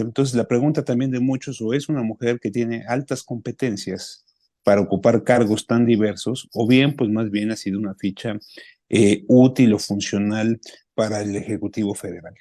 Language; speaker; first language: Spanish; native; Spanish